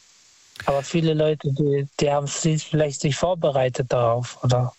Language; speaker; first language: German; non-native, fluent; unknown